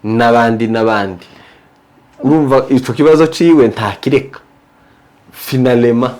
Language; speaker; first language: Kinyarwanda; native; Kinyarwanda